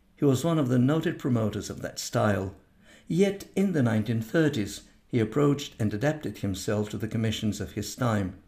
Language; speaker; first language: English; non-native, fluent; Romanian